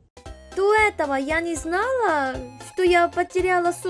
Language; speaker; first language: Russian; non-native, fluent; Korean